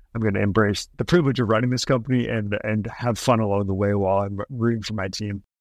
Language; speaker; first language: English; native; English